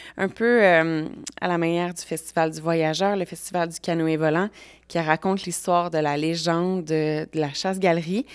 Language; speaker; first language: French; native; French